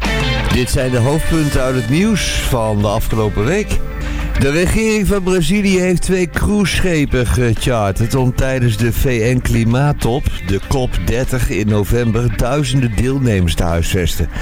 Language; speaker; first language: Dutch; native; Dutch